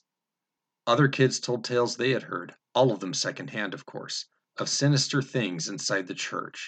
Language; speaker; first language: English; native; English